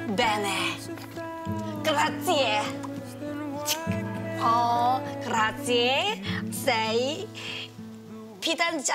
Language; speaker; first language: Italian; non-native, learner; Korean